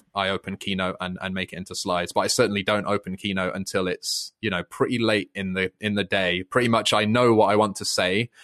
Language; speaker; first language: English; native; English